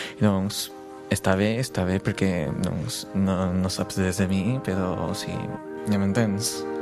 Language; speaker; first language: Catalan; early bilingual, other home language; Chinese